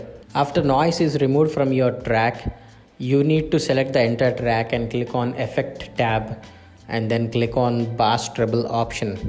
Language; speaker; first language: English; non-native, local second language; Telugu